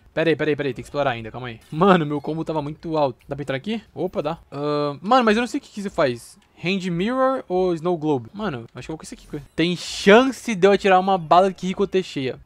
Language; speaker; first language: Portuguese; native; Portuguese